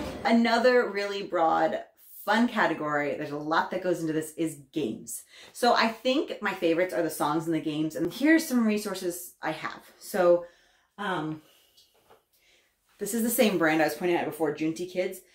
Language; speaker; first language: English; native; English